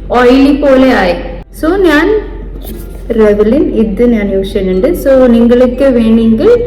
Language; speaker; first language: Malayalam; non-native, fluent; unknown